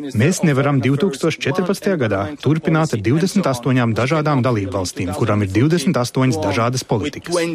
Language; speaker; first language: Latvian; early bilingual, heritage; Latvian